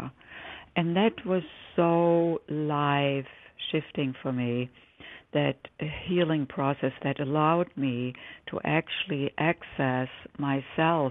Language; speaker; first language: English; non-native, fluent; German